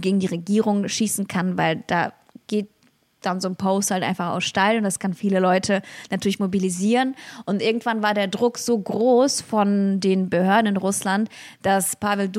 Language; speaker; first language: German; early bilingual, other home language; Russian